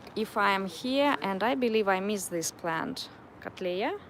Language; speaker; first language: English; non-native, fluent; Russian